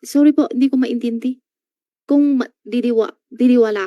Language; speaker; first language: Filipino; non-native, learner; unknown